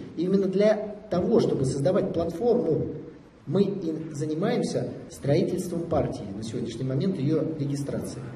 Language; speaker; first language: Russian; native; Russian